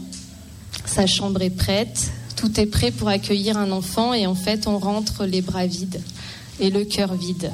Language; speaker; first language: French; native; French